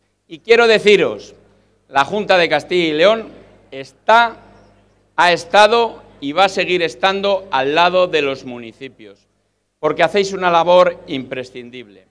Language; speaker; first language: Spanish; native; Spanish